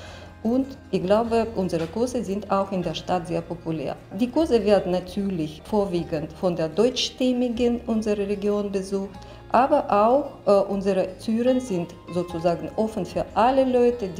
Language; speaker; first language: German; non-native, fluent; Russian